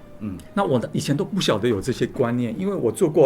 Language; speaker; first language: Chinese; native; Chinese